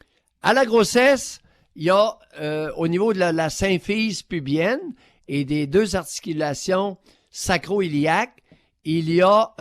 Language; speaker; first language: French; native; French